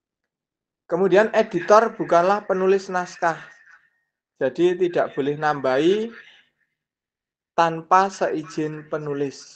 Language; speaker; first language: Indonesian; native; Indonesian